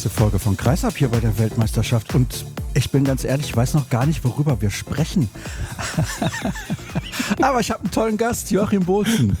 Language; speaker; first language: German; native; German